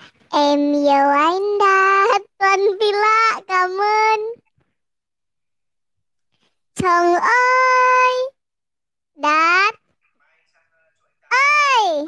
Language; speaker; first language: Vietnamese; non-native, learner; Indonesian